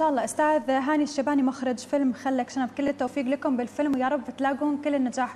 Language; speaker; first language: Arabic; native; Arabic